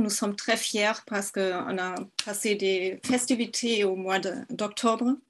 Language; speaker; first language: French; non-native, fluent; German